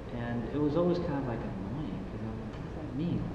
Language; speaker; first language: English; native; English